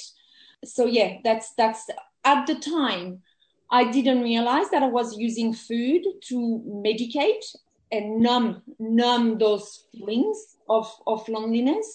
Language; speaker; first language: English; non-native, fluent; French